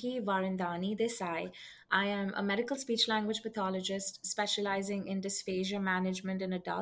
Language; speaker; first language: English; non-native, local second language; Hindi